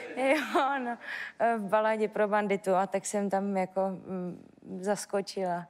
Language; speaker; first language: Czech; native; Czech